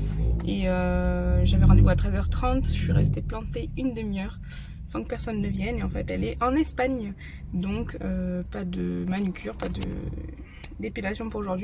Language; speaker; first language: French; native; French